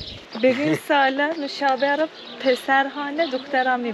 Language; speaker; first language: Persian; non-native, fluent; Turkish